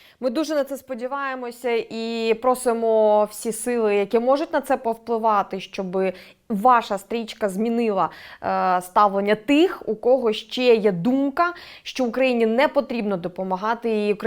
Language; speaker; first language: Ukrainian; native; Ukrainian